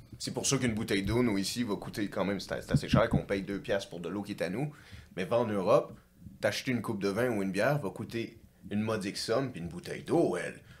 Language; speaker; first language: French; native; French